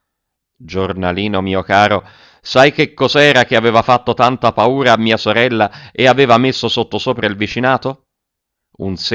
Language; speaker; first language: Italian; native; Italian